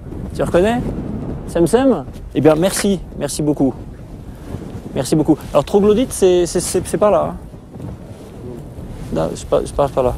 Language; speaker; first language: French; native; French